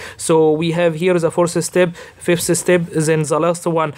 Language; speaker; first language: English; non-native, fluent; Arabic